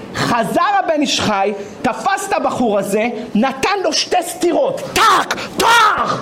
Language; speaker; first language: Hebrew; native; Hebrew